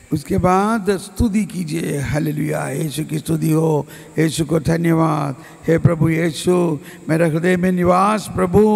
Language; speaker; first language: Hindi; non-native, local second language; Malayalam